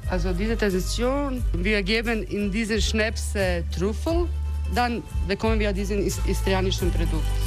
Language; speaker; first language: German; non-native, fluent; Croatian